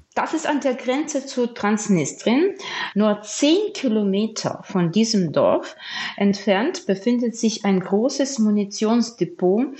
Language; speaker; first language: German; non-native, fluent; Ukrainian